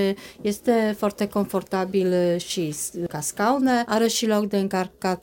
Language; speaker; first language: Romanian; non-native, fluent; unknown